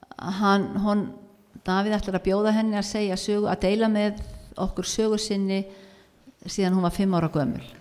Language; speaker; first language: Icelandic; early bilingual, heritage; Icelandic